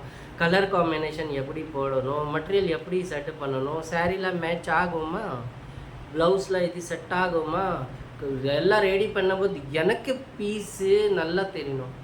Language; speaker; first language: Tamil; non-native, local second language; Urdu